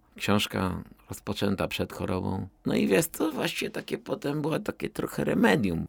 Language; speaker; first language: Polish; native; Polish